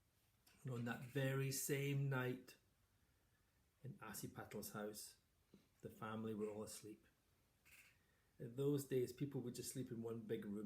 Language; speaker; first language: English; native; English